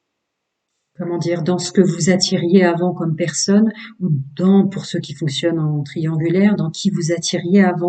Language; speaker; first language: French; native; French